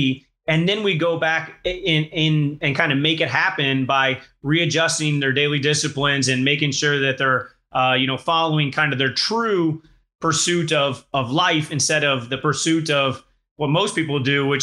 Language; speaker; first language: English; native; English